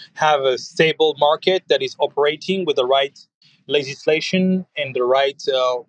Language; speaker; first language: English; non-native, fluent; French